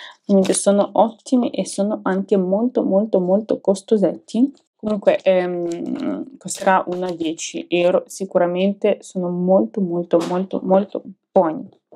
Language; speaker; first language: Italian; non-native, fluent; Ukrainian